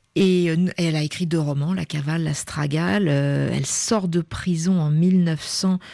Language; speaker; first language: French; native; French